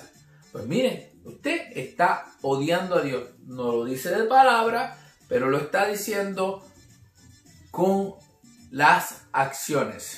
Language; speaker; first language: Spanish; native; Spanish